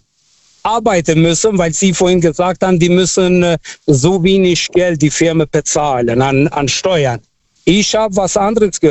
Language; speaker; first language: German; non-native, learner; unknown